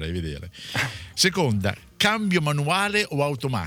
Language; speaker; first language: Italian; native; Italian